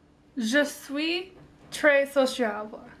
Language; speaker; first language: French; non-native, learner; English